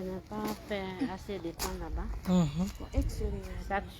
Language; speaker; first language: French; non-native, local second language; Fula